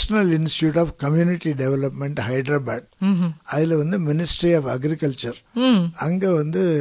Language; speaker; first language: Tamil; native; Tamil